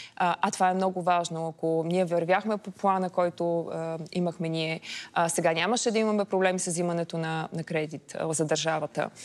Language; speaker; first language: Bulgarian; native; Bulgarian